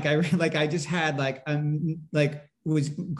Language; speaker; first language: English; native; English